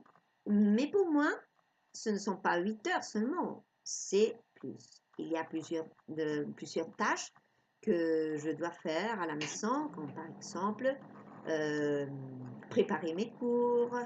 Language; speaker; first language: French; non-native, fluent; Spanish